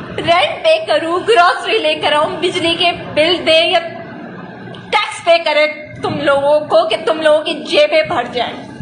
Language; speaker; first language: Urdu; native; Urdu